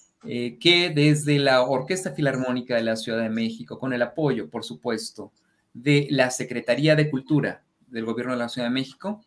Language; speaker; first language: Spanish; native; Spanish